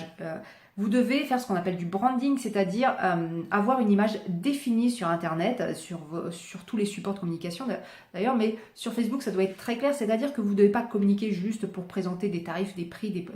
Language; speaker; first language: French; native; French